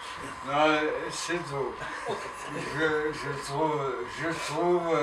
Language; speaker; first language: French; non-native, learner; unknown